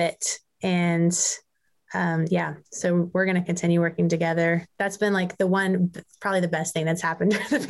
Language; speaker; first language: English; native; English